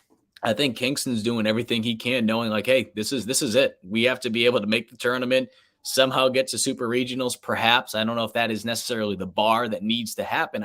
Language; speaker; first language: English; native; English